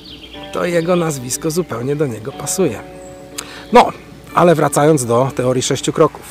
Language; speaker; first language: Polish; native; Polish